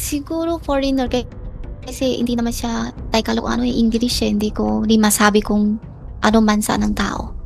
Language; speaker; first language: Filipino; non-native, learner; Chinese